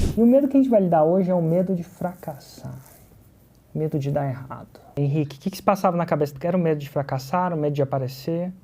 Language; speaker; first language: Portuguese; native; Portuguese